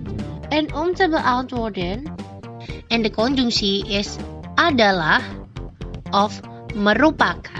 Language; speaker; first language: Dutch; non-native, learner; Indonesian